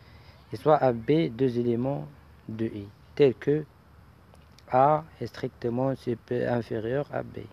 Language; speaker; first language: French; non-native, local second language; Arabic